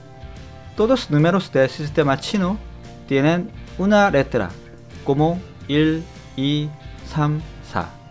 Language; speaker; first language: Spanish; non-native, fluent; Korean